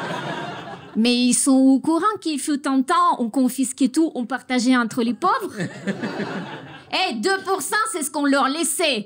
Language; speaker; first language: French; non-native, fluent; Russian